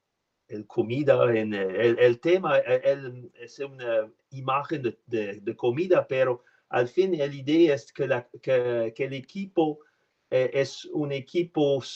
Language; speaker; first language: Spanish; non-native, learner; French